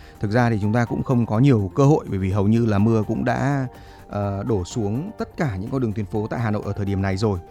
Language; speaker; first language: Vietnamese; native; Vietnamese